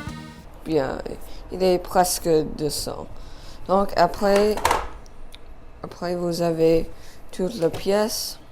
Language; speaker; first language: French; non-native, learner; English